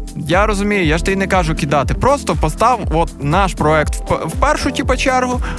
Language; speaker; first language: Ukrainian; native; Ukrainian